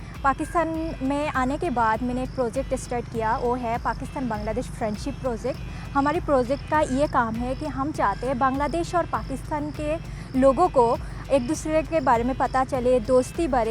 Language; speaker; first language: Hindi; non-native, fluent; Bangla